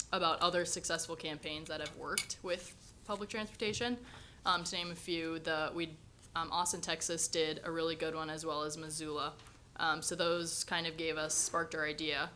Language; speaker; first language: English; native; English